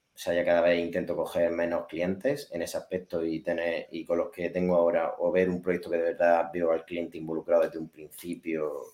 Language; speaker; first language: Spanish; native; Spanish